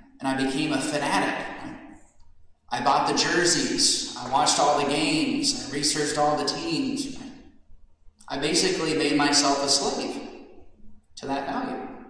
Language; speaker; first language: English; native; English